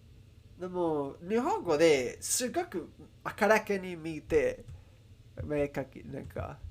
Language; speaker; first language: Japanese; non-native, learner; Spanish